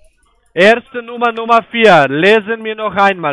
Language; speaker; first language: German; non-native, learner; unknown